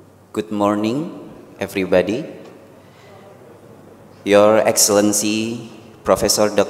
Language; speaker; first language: English; non-native, learner; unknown